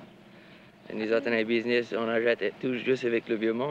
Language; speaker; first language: French; native; French